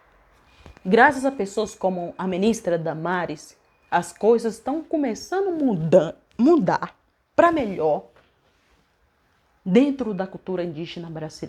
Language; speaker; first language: Portuguese; non-native, local second language; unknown